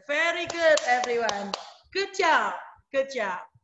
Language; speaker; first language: English; non-native, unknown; Indonesian